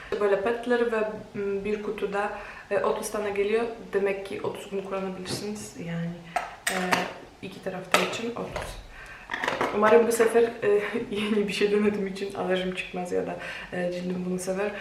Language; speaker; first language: Turkish; non-native, fluent; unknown